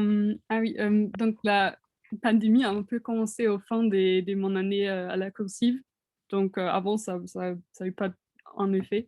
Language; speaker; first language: French; non-native, fluent; German